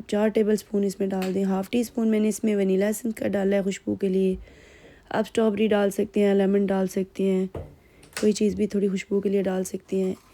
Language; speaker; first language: Urdu; non-native, local second language; Punjabi